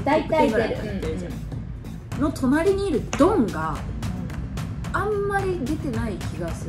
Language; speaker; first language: Japanese; native; Japanese